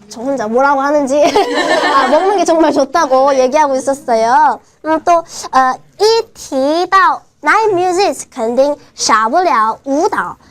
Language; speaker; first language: Chinese; non-native, learner; Korean